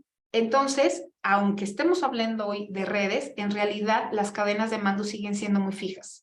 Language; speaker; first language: Spanish; native; Spanish